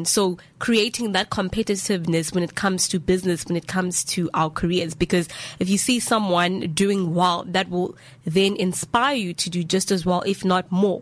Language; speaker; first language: English; non-native, local second language; Zulu